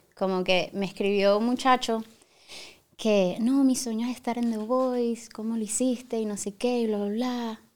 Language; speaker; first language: English; early bilingual, other home language; Spanish